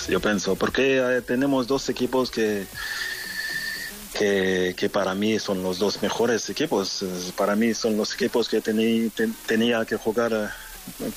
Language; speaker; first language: Spanish; non-native, learner; French